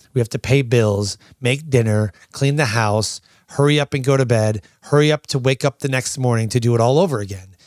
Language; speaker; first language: English; native; English